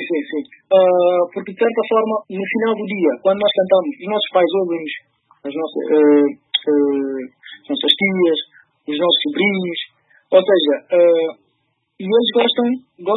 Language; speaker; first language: Portuguese; early bilingual, other home language; Upper Guinea Crioulo